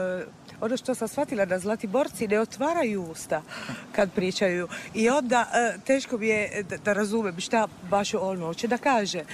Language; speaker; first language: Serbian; non-native, fluent; Italian